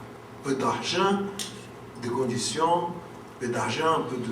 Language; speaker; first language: French; non-native, fluent; Portuguese